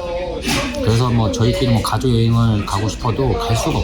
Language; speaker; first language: Korean; native; Korean